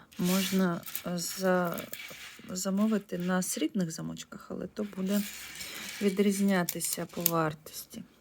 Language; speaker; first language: Ukrainian; non-native, local second language; Russian